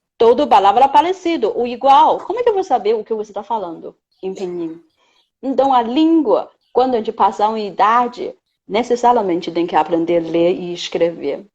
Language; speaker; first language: Portuguese; non-native, fluent; Chinese